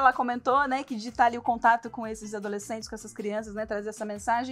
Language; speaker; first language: Portuguese; native; Portuguese